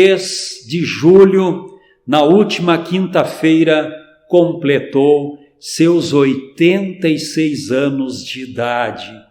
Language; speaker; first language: Portuguese; native; Portuguese